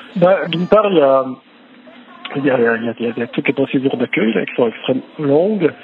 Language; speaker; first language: French; native; French